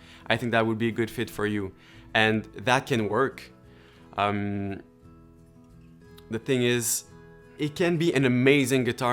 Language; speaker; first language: English; non-native, local second language; French